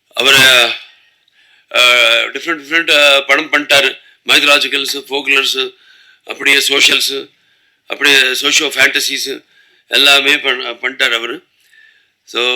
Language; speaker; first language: Tamil; non-native, local second language; Telugu